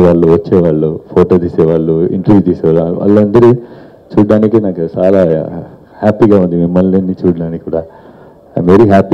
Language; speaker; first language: Telugu; non-native, fluent; Tamil